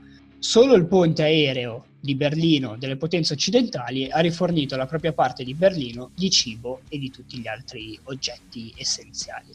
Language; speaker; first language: Italian; native; Italian